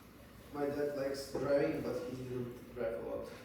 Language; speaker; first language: English; non-native, learner; Ukrainian